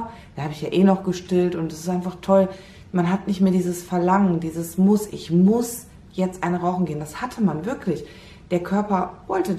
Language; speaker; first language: German; native; German